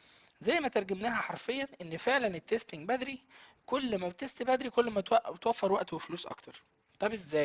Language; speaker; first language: Arabic; native; Arabic